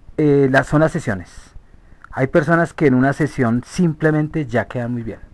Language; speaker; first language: Spanish; native; Spanish